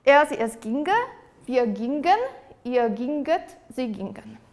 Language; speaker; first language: German; non-native, fluent; Polish